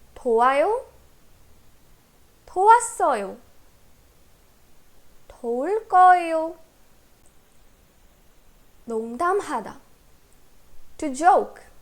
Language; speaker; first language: Korean; non-native, fluent; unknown